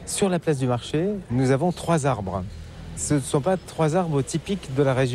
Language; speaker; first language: French; native; French